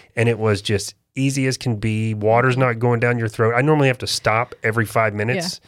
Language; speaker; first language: English; native; English